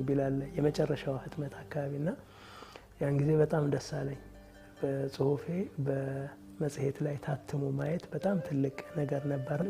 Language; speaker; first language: Amharic; native; Amharic